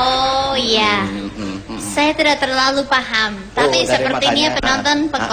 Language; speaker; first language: Indonesian; non-native, fluent; English